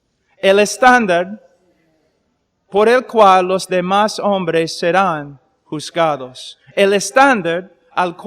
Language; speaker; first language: Spanish; non-native, fluent; English